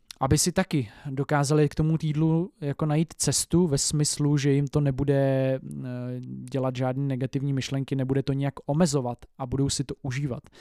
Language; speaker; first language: Czech; native; Czech